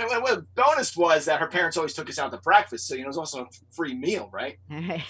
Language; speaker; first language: English; native; English